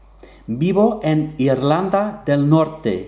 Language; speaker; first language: Spanish; non-native, fluent; English